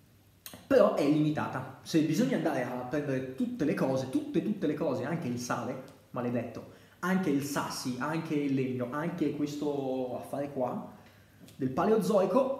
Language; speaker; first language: Italian; native; Italian